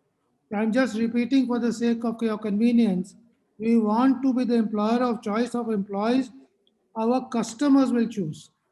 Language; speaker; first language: English; non-native, local second language; Hindi